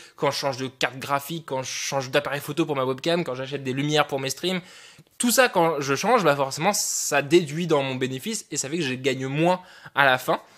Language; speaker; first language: French; native; French